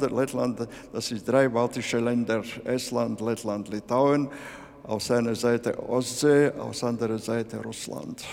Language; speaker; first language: German; non-native, fluent; Latvian